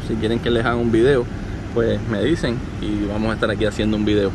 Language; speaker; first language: Spanish; native; Spanish